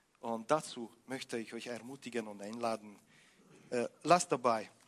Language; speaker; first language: German; non-native, fluent; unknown